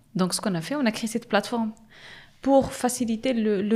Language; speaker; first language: French; non-native, local second language; Arabic